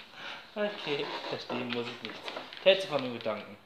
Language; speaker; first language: German; native; German